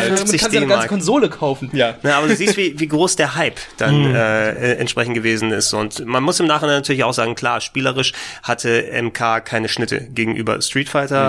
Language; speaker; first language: German; native; German